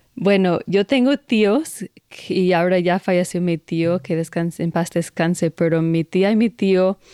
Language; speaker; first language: Spanish; non-native, fluent; English